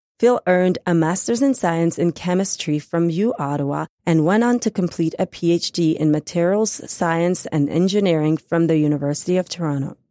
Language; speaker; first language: English; native; English